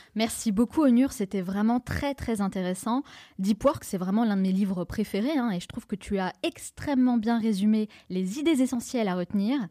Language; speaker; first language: French; native; French